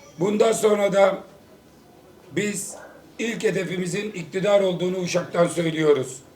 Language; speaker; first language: Turkish; native; Turkish